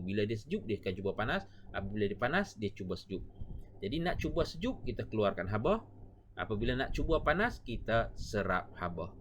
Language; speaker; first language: Malay; native; Malay